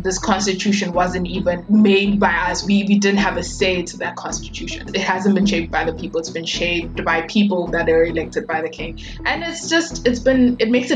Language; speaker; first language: English; non-native, local second language; Swati